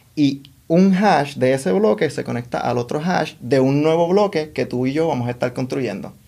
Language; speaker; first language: Spanish; native; Spanish